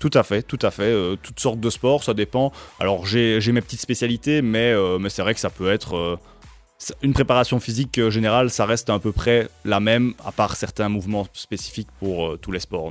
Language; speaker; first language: French; native; French